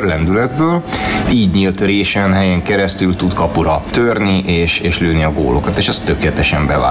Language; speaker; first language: Hungarian; native; Hungarian